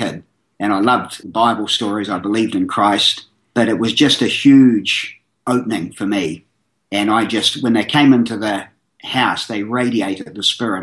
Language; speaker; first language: English; native; English